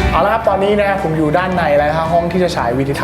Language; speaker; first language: Thai; native; Thai